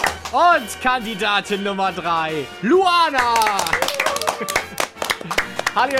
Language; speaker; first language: German; native; German